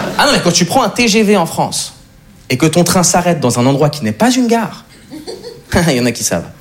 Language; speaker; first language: French; native; French